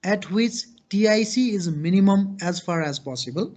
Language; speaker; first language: English; non-native, local second language; Nepali